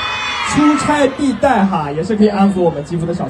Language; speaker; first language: Chinese; native; Chinese